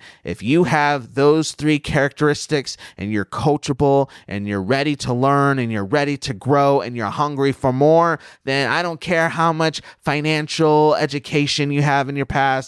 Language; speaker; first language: English; native; English